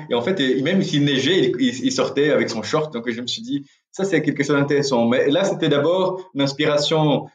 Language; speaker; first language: French; non-native, fluent; Portuguese